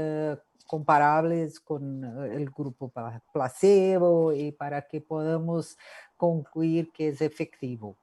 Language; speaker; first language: Spanish; non-native, fluent; Portuguese